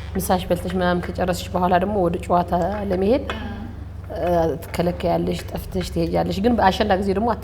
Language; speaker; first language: Amharic; non-native, local second language; Tigrinya